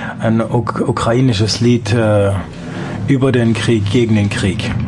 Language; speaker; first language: German; native; German